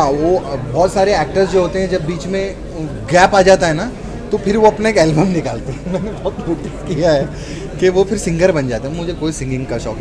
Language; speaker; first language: Hindi; native; Hindi